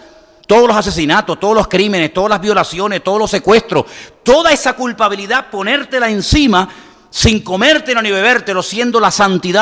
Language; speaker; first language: Spanish; native; Spanish